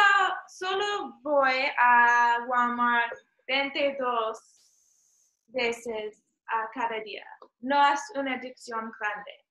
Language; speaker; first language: Spanish; non-native, learner; English